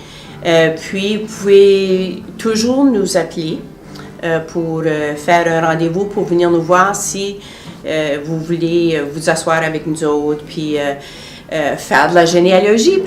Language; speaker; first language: French; native; French